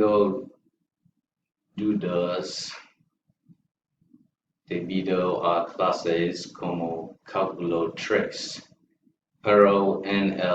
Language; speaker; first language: Spanish; non-native, learner; English